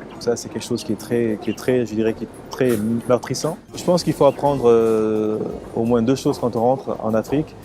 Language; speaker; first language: French; early bilingual, other home language; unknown